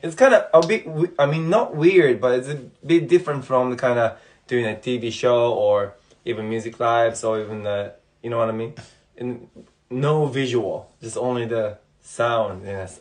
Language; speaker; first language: English; non-native, fluent; Japanese